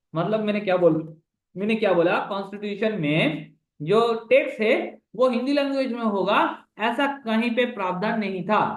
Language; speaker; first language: Hindi; non-native, local second language; Bangla